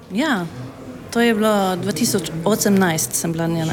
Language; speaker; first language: Slovenian; non-native, learner; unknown